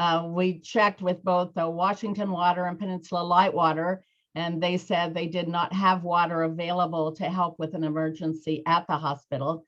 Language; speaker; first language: English; native; English